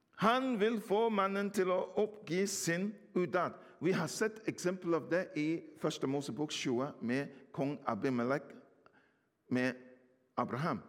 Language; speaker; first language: Norwegian; non-native, fluent; English